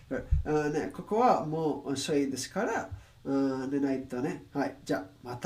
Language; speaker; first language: Japanese; non-native, learner; Spanish